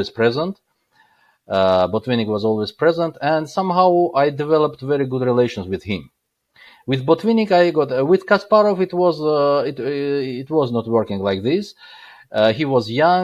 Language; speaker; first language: English; non-native, fluent; Azerbaijani